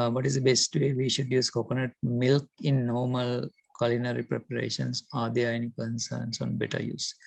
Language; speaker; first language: English; non-native, local second language; Sinhala